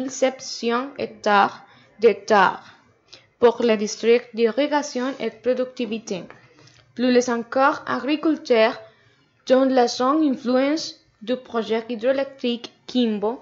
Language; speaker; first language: French; non-native, learner; Spanish